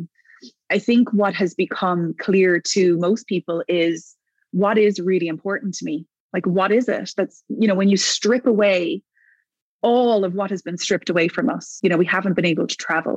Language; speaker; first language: English; native; English